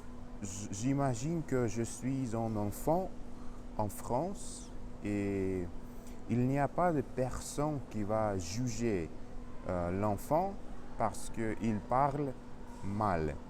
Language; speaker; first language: French; non-native, learner; Russian